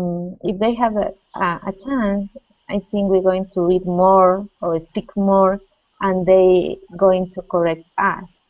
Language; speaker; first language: English; non-native, learner; Spanish